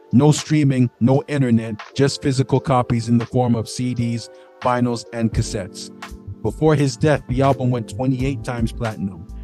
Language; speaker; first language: English; native; English